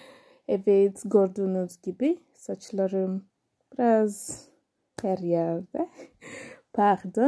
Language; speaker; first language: Turkish; non-native, learner; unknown